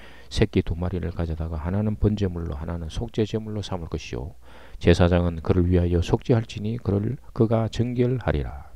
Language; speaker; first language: Korean; native; Korean